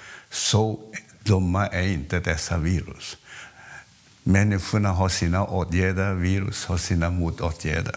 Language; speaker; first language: Swedish; non-native, fluent; Cantonese